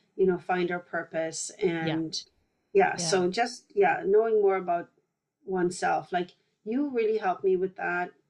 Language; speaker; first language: English; early bilingual, other home language; Polish